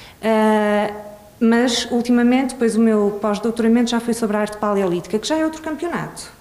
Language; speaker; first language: Portuguese; early bilingual, other home language; Swedish